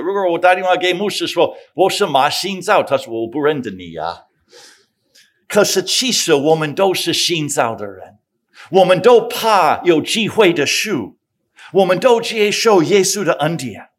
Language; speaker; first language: Chinese; non-native, fluent; English